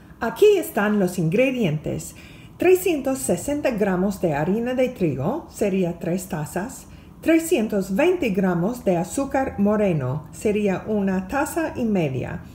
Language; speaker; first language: Spanish; non-native, fluent; English